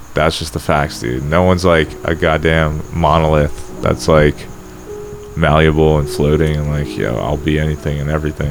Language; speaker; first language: English; early bilingual, other home language; Polish